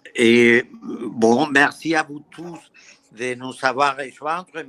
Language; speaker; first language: French; non-native, fluent; Spanish